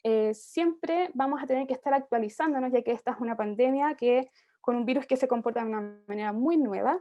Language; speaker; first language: Spanish; native; Spanish